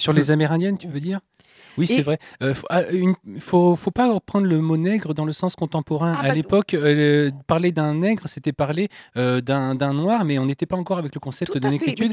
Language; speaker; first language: French; native; French